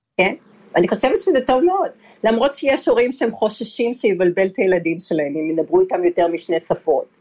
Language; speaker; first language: Hebrew; early bilingual, other home language; Polish